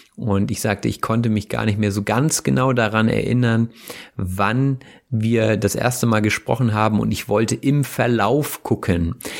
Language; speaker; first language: German; native; German